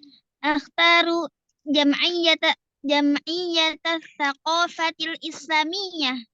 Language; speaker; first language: Arabic; non-native, learner; Indonesian